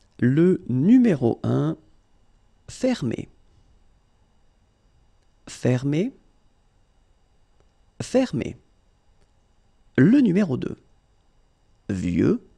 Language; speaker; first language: French; native; French